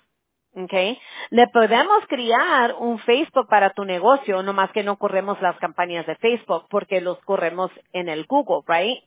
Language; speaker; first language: Spanish; early bilingual, heritage; Spanish